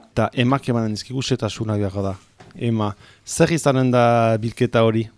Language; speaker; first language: Basque; native; Basque